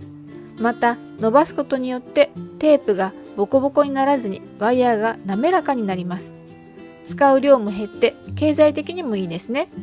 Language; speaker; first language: Japanese; native; Japanese